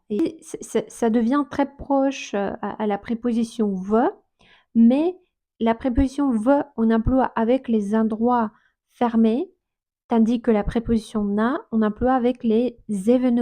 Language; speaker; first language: French; non-native, fluent; Russian